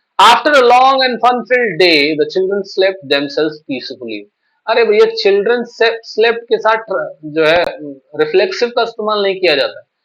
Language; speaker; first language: Hindi; native; Hindi